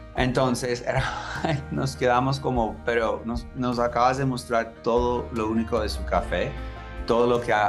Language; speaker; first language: Spanish; non-native, fluent; English